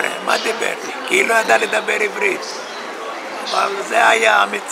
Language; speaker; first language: Hebrew; early bilingual, other home language; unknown